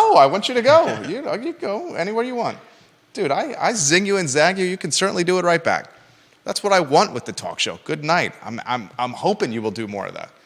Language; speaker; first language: English; native; English